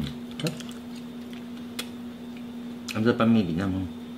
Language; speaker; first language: Vietnamese; non-native, learner; Korean